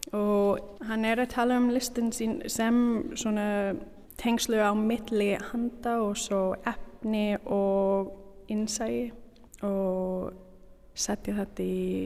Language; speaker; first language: Icelandic; non-native, learner; English